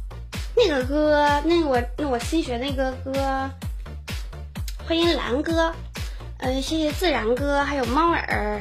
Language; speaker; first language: Chinese; native; Chinese